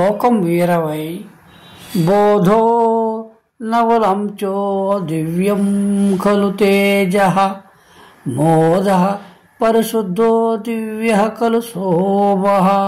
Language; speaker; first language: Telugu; native; Telugu